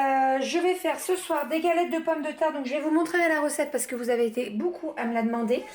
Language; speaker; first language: French; native; French